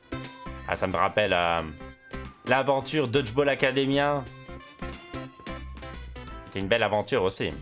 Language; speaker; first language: French; native; French